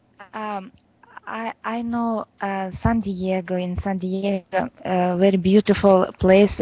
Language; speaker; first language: English; non-native, learner; Russian